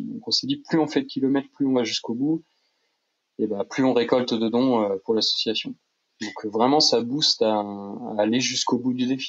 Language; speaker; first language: French; native; French